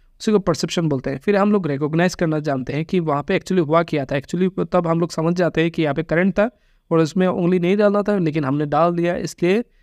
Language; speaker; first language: Hindi; non-native, local second language; Bangla